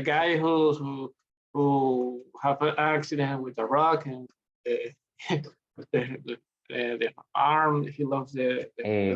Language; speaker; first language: English; non-native, learner; Spanish